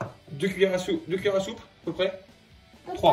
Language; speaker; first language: French; native; French